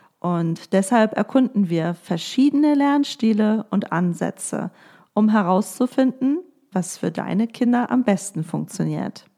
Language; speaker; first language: German; native; German